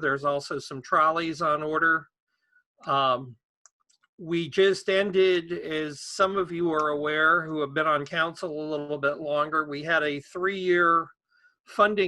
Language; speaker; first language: English; native; English